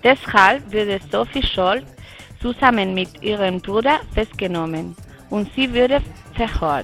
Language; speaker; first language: German; non-native, learner; Spanish